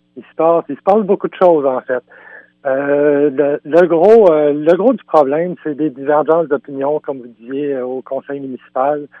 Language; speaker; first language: French; native; French